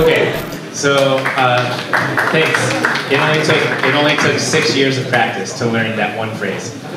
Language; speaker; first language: English; native; English